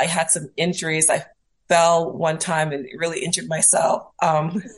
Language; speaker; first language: English; native; English